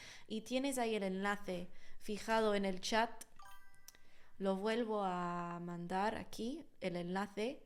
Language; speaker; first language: Spanish; non-native, fluent; English